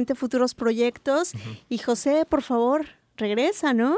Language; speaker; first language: Spanish; native; Spanish